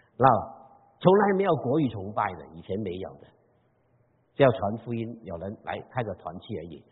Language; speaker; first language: Chinese; non-native, local second language; Cantonese